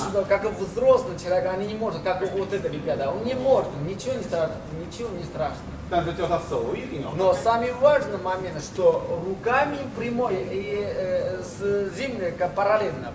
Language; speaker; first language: Russian; non-native, learner; Chinese